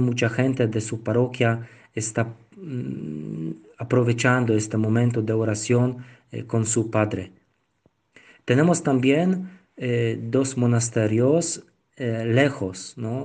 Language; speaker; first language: Spanish; non-native, learner; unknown